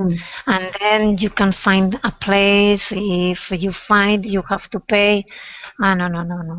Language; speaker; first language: English; non-native, learner; Spanish